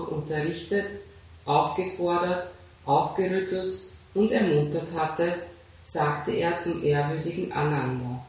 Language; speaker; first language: German; native; German